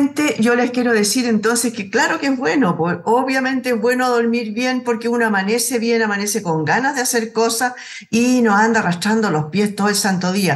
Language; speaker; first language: Spanish; native; Spanish